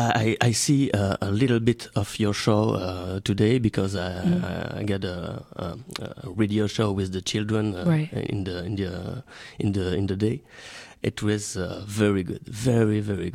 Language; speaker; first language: English; non-native, learner; French